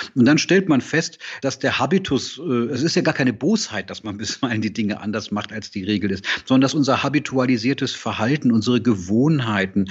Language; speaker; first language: German; native; German